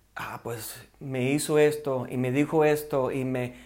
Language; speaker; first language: Spanish; non-native, fluent; English